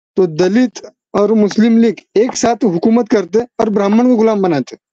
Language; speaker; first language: Hindi; non-native, local second language; Marathi